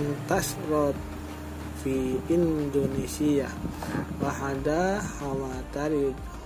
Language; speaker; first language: Arabic; non-native, learner; Indonesian